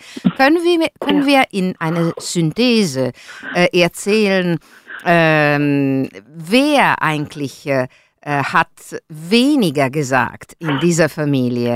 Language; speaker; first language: German; non-native, fluent; Italian